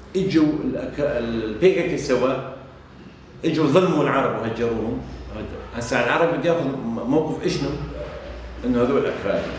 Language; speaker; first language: Arabic; non-native, local second language; Turkish